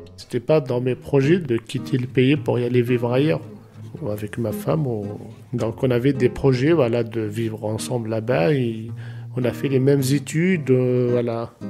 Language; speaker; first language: French; non-native, local second language; Arabic